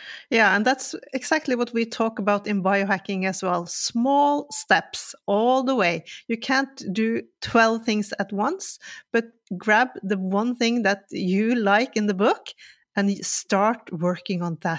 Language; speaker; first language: English; non-native, fluent; Norwegian